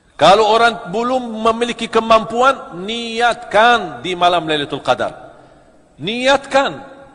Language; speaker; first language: Malay; non-native, fluent; Arabic